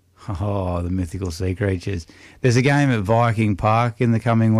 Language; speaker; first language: English; native; English